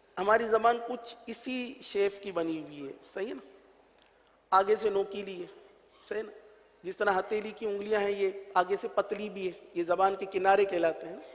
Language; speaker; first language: Urdu; native; Urdu